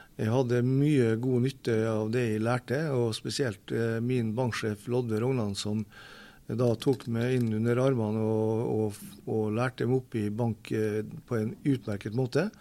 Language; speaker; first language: Norwegian; native; Norwegian